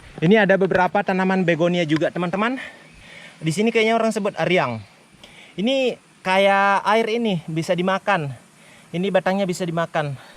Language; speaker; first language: Indonesian; non-native, local second language; Buginese